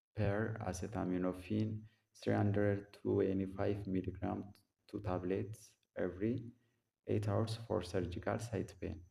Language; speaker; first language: English; non-native, local second language; Amharic